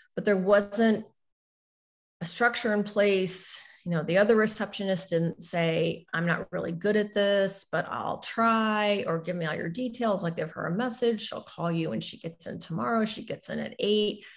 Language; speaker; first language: English; native; English